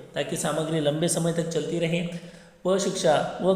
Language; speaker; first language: Hindi; non-native, local second language; Marathi